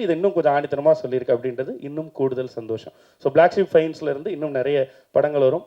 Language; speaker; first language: Tamil; native; Tamil